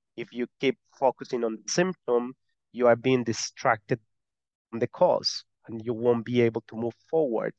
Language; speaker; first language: English; non-native, fluent; Spanish